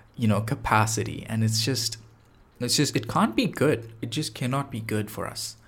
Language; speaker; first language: English; non-native, local second language; Tamil